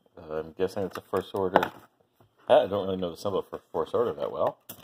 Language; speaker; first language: English; native; English